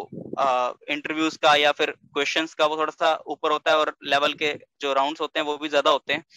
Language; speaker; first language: Hindi; native; Hindi